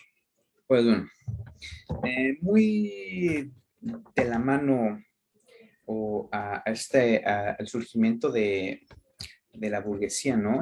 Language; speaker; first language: Spanish; native; Spanish